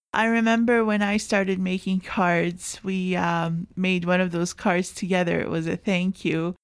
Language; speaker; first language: English; non-native, fluent; Arabic